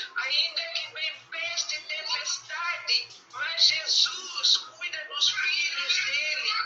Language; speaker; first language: Portuguese; non-native, local second language; Kabuverdianu